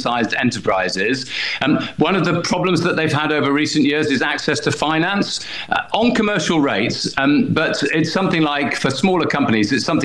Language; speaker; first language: English; native; English